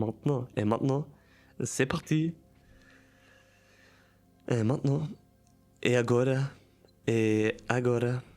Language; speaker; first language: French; non-native, learner; German